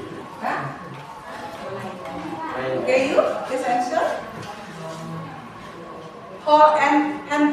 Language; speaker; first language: English; non-native, fluent; Indonesian